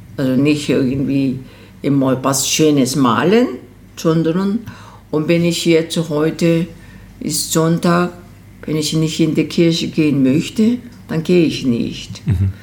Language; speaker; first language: German; non-native, fluent; Korean